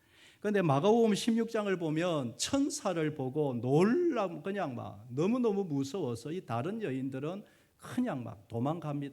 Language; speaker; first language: Korean; native; Korean